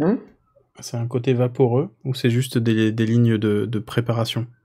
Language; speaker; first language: French; native; French